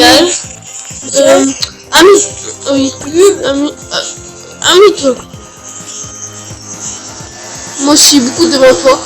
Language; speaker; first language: French; early bilingual, other home language; Romanian